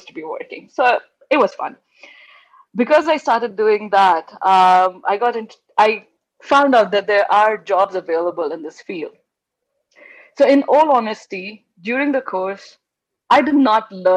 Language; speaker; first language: English; non-native, local second language; Hindi